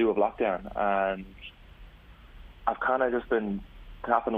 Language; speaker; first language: English; native; English